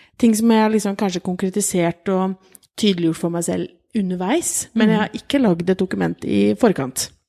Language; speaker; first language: Norwegian; native; Norwegian